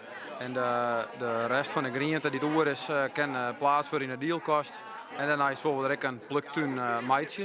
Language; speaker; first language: Dutch; non-native, local second language; Western Frisian